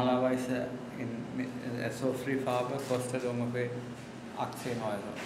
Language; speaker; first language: German; non-native, learner; Sinhala